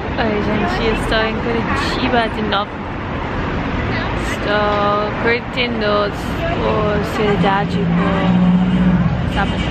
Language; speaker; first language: Portuguese; non-native, learner; English